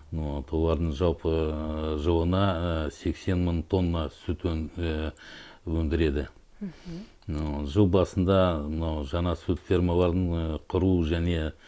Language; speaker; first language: Kazakh; native; Kazakh